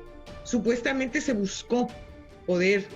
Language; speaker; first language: Spanish; native; Spanish